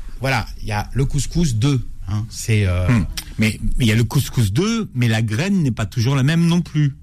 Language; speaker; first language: French; native; French